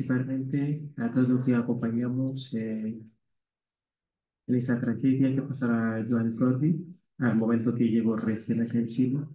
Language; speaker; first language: Spanish; non-native, learner; Haitian Creole